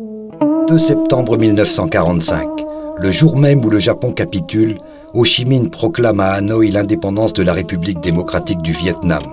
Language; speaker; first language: French; native; French